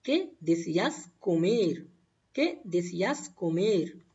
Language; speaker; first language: Spanish; non-native, learner; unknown